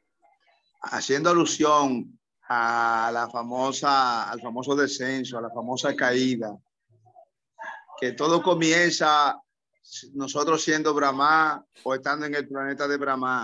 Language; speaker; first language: Spanish; native; Spanish